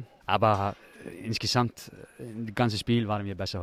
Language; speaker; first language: German; non-native, fluent; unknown